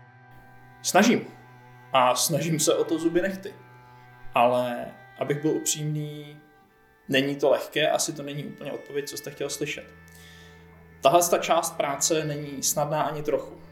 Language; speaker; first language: Czech; native; Czech